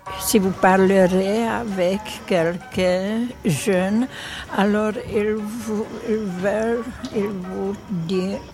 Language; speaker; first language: French; non-native, fluent; Czech